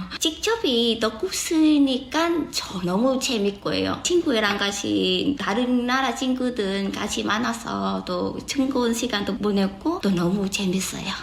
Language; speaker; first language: Korean; non-native, fluent; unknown